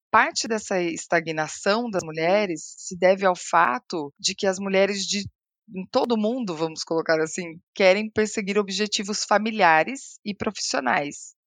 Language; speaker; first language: Portuguese; native; Portuguese